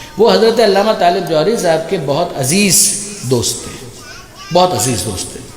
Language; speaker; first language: Urdu; native; Urdu